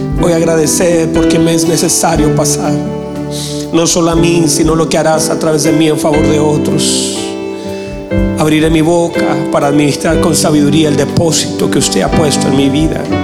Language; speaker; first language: Spanish; native; Spanish